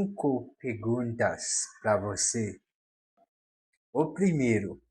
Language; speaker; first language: Portuguese; non-native, learner; Haitian Creole